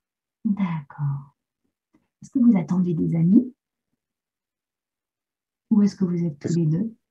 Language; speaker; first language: French; native; French